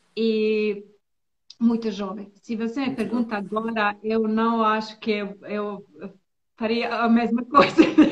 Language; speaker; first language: Portuguese; non-native, learner; Bosnian